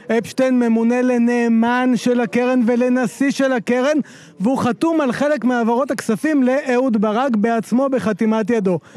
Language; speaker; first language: Hebrew; native; Hebrew